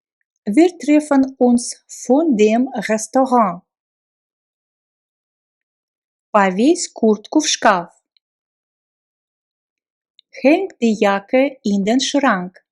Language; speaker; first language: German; non-native, fluent; Russian